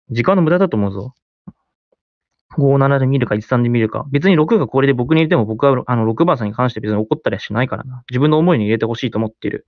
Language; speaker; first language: Japanese; native; Japanese